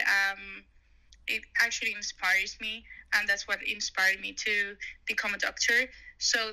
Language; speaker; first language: English; non-native, fluent; Spanish